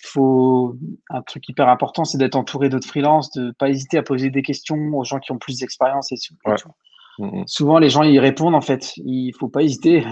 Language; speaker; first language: French; native; French